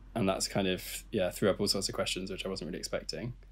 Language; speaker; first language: English; native; English